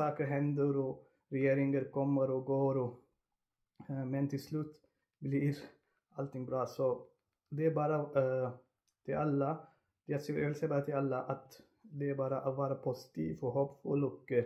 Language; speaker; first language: Swedish; non-native, fluent; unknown